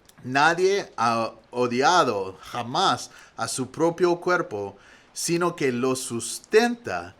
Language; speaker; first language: Spanish; non-native, fluent; English